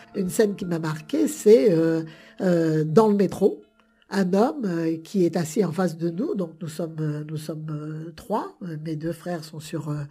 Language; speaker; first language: French; native; French